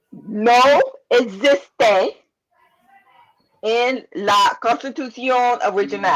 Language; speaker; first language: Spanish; non-native, learner; English